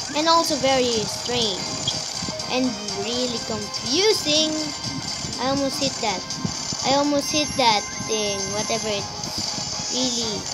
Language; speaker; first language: English; non-native, local second language; Filipino